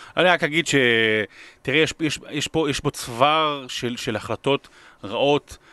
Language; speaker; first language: Hebrew; native; Hebrew